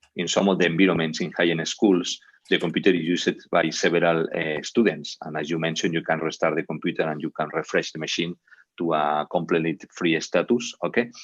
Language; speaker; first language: English; non-native, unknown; Catalan